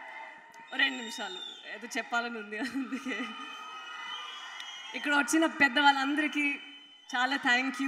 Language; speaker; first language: Telugu; non-native, fluent; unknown